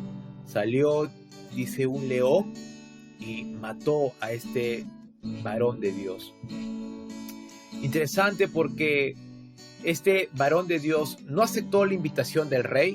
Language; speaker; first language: Spanish; native; Spanish